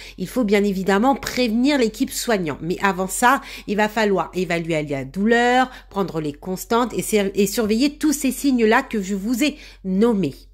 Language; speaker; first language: French; native; French